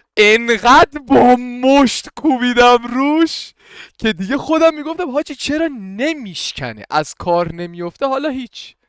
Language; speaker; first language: Persian; native; Persian